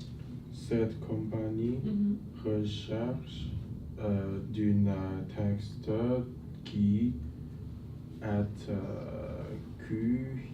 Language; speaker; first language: French; non-native, learner; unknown